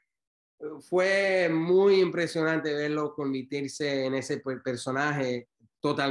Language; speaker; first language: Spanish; early bilingual, heritage; Spanish